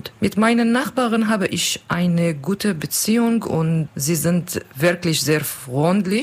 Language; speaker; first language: German; non-native, learner; Arabic